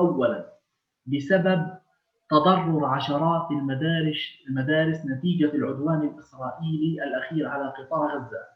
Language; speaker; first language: Arabic; native; Arabic